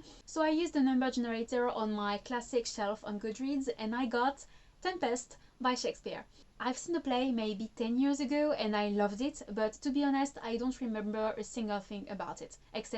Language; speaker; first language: English; non-native, fluent; French